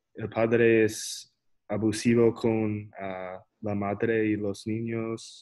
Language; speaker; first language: Spanish; non-native, learner; English